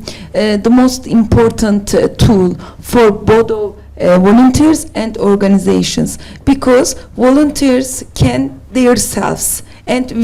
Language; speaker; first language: English; non-native, learner; Turkish